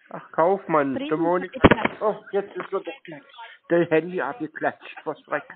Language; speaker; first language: German; native; German